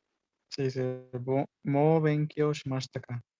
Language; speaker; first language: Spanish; native; Spanish